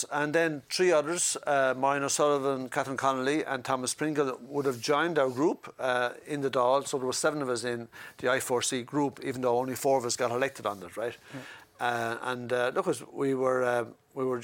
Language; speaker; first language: English; native; English